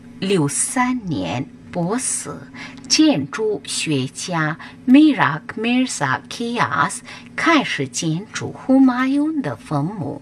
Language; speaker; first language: Chinese; non-native, fluent; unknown